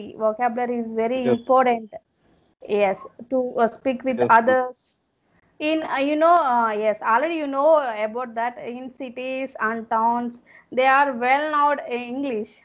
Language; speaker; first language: English; non-native, learner; Telugu